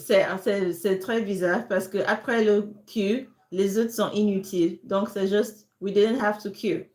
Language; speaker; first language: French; non-native, fluent; English